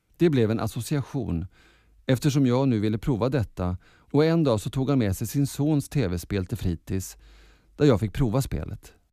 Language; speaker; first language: Swedish; early bilingual, other home language; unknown